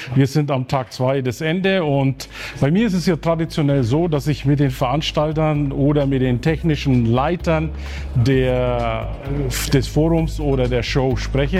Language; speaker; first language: German; native; German